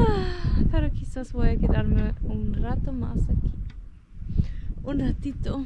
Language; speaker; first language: Spanish; non-native, fluent; German